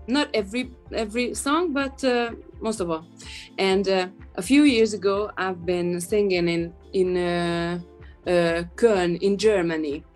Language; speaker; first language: English; non-native, fluent; Hungarian